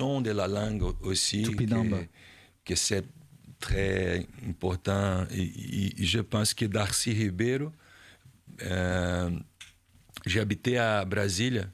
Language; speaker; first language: French; non-native, learner; Portuguese